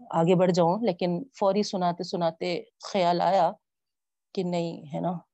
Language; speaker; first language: Urdu; native; Urdu